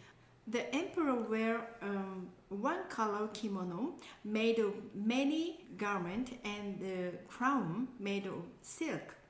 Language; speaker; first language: English; non-native, learner; Japanese